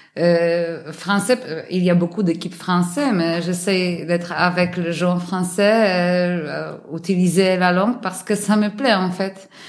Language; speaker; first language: French; non-native, learner; Polish